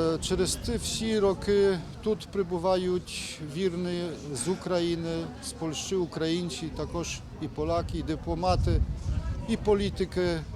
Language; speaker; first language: Ukrainian; early bilingual, heritage; Ukrainian